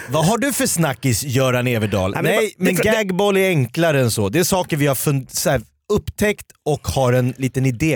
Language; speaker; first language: Swedish; native; Swedish